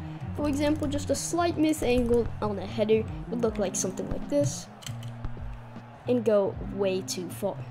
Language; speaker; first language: English; native; English